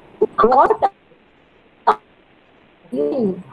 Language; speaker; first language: English; non-native, learner; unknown